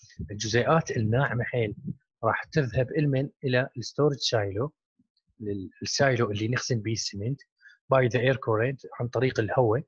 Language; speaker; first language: Arabic; native; Arabic